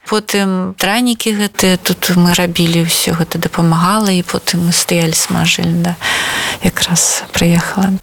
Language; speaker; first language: Belarusian; non-native, local second language; Russian